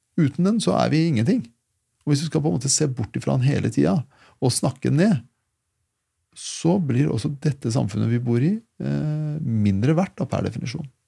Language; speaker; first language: Norwegian; early bilingual, other home language; Persian